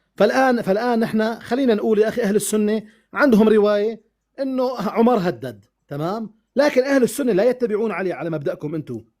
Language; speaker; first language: Arabic; native; Arabic